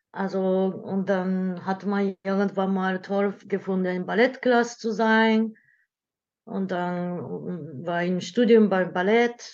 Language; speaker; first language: German; non-native, learner; Japanese